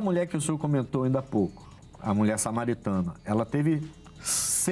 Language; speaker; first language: Portuguese; native; Portuguese